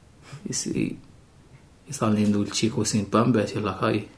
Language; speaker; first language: Spanish; non-native, learner; Arabic